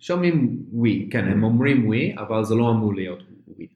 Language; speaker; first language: Hebrew; non-native, fluent; English